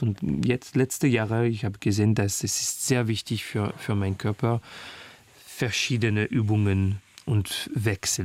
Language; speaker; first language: German; non-native, fluent; French